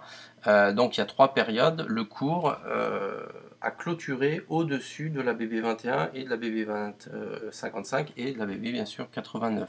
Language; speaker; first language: French; native; French